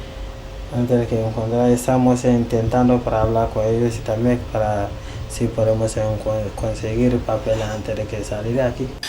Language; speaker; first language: Spanish; non-native, learner; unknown